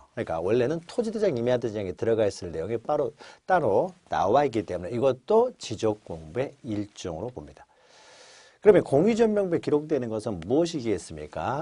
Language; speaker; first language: Korean; native; Korean